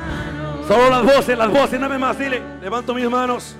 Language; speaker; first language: Spanish; native; Spanish